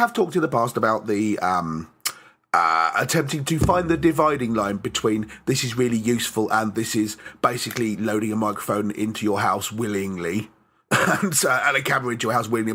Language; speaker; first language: English; native; English